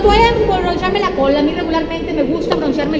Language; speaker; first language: Spanish; native; Spanish